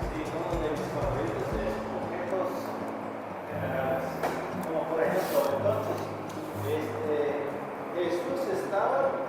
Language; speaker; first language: Spanish; non-native, fluent; English